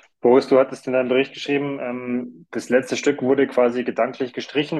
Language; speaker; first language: German; native; German